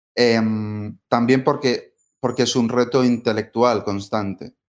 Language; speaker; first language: Spanish; native; Spanish